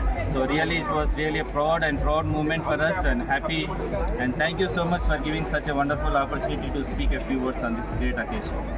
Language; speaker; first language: English; non-native, local second language; Telugu